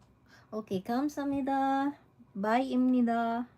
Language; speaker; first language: Korean; non-native, learner; English